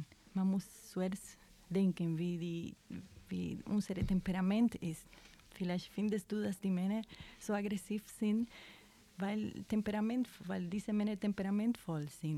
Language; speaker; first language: German; non-native, fluent; Spanish